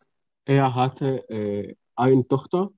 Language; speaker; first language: German; non-native, learner; Arabic